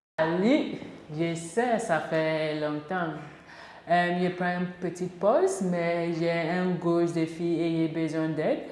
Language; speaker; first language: French; non-native, learner; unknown